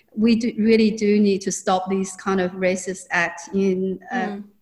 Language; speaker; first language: English; non-native, fluent; Chinese